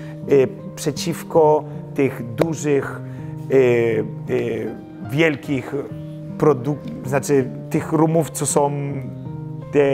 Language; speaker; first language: Polish; early bilingual, heritage; Polish